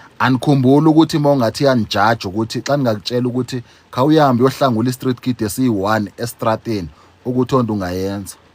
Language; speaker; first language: Zulu; non-native, local second language; Xhosa